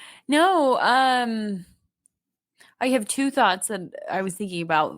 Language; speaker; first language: English; native; English